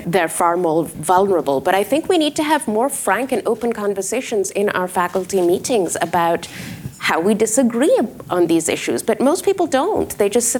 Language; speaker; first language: English; non-native, local second language; Urdu